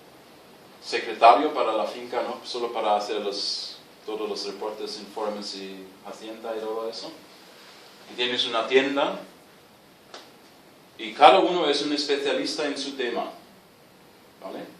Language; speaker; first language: Spanish; non-native, fluent; German